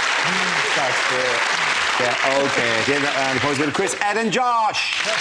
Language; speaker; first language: English; native; English